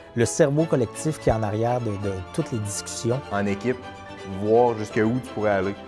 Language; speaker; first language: French; native; French